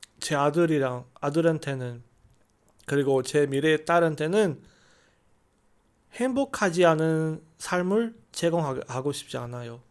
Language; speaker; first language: Korean; non-native, learner; Chinese